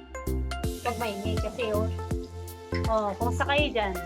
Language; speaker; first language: Filipino; non-native, local second language; Cebuano